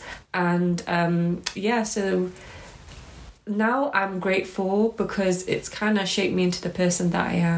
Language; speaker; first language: English; native; English